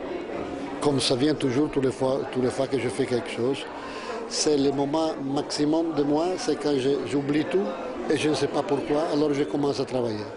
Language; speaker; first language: French; non-native, fluent; Italian